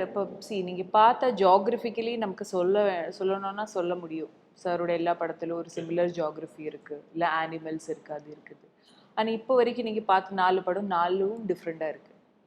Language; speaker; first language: Tamil; non-native, local second language; Malayalam